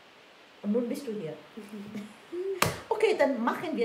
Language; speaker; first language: German; non-native, learner; Vietnamese